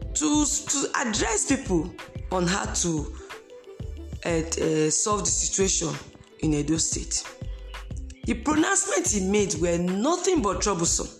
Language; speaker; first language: English; non-native, local second language; Esan